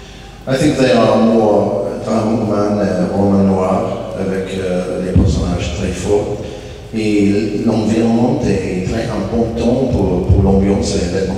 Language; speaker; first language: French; non-native, learner; English